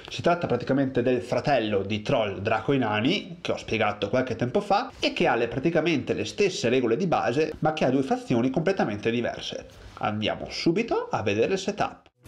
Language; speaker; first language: Italian; native; Italian